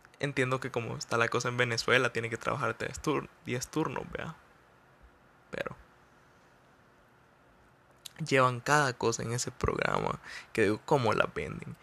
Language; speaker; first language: Spanish; native; Spanish